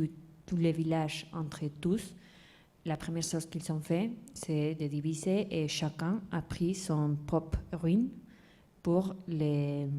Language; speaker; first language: French; non-native, fluent; Spanish